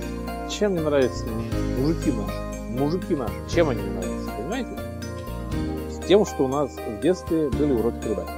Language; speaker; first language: Russian; native; Russian